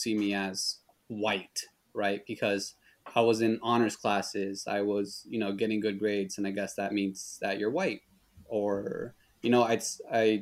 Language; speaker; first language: English; early bilingual, other home language; Spanish